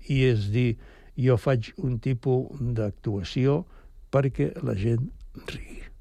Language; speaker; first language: Catalan; native; Catalan